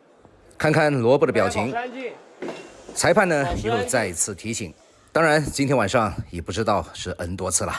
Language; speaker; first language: Chinese; native; Chinese